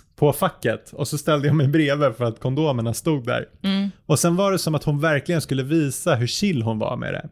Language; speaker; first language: Swedish; early bilingual, other home language; Persian